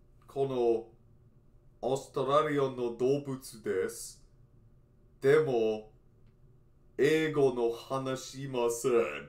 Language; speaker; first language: Japanese; non-native, learner; English